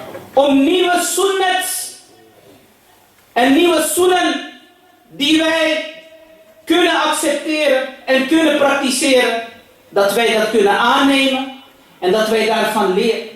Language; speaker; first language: Dutch; early bilingual, other home language; Urdu